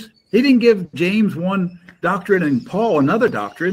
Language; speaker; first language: English; native; English